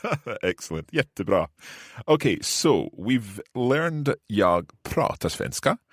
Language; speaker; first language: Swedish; non-native, learner; English